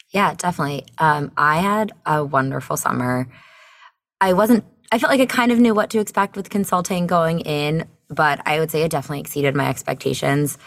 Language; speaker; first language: English; native; English